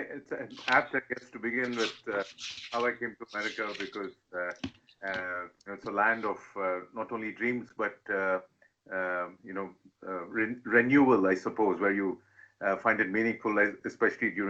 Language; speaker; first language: English; non-native, local second language; Telugu